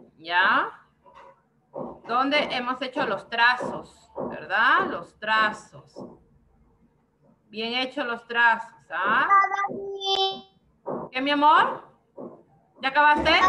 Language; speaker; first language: Spanish; native; Spanish